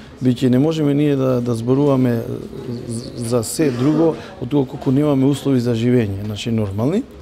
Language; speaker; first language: Macedonian; non-native, local second language; Romany